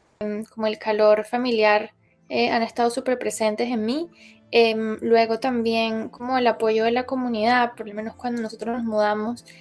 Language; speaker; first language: Spanish; native; Spanish